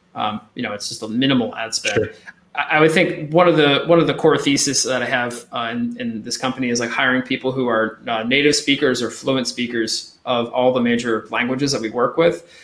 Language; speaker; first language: English; native; English